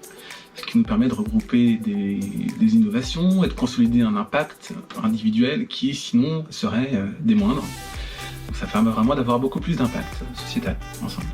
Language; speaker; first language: French; native; French